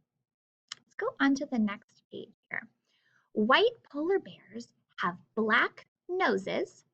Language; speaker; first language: English; native; English